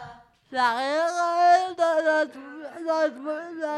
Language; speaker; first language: Spanish; non-native, learner; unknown